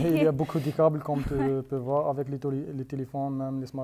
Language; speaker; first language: French; non-native, fluent; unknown